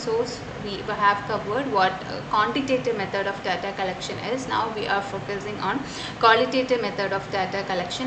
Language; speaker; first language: English; non-native, local second language; Malayalam